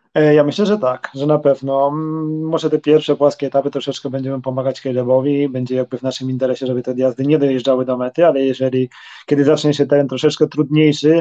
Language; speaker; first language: Polish; native; Polish